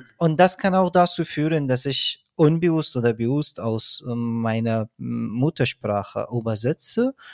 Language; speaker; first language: German; non-native, fluent; Persian